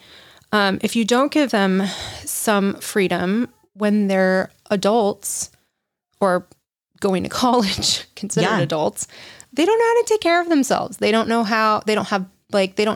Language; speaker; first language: English; native; English